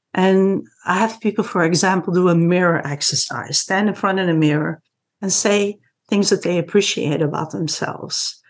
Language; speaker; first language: English; non-native, fluent; Dutch